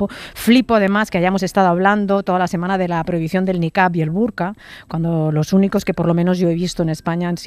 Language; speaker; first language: Spanish; native; Spanish